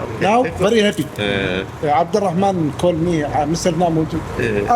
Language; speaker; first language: English; non-native, learner; Arabic